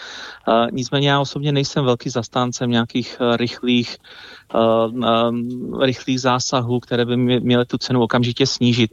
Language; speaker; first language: Czech; native; Czech